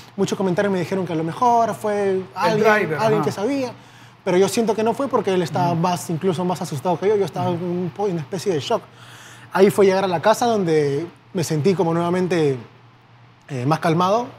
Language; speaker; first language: Spanish; native; Spanish